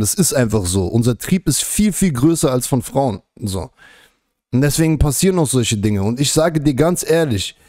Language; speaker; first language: German; native; German